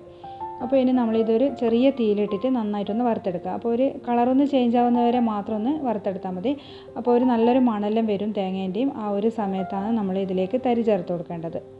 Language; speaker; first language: Malayalam; native; Malayalam